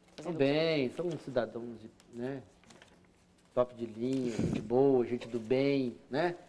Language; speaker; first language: Portuguese; native; Portuguese